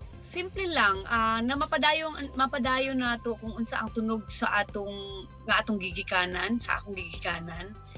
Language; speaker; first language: Cebuano; non-native, local second language; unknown